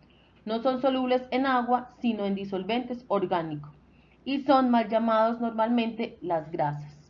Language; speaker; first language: Spanish; native; Spanish